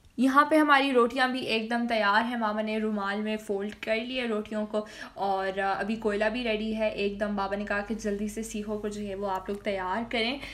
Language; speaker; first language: Urdu; native; Urdu